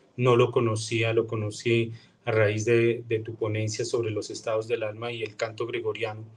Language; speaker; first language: Spanish; native; Spanish